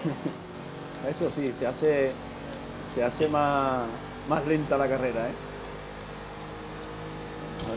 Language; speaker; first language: Spanish; native; Spanish